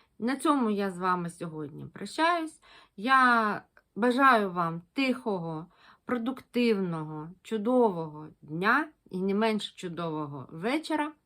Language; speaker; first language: Ukrainian; non-native, local second language; Russian